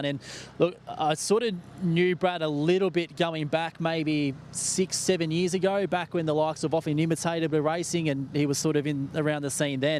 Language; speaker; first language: English; native; English